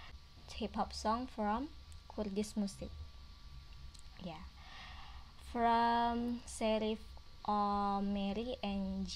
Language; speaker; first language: English; non-native, learner; Indonesian